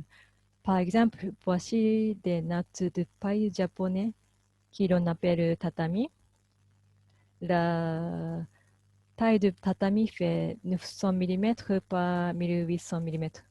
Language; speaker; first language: French; non-native, fluent; Japanese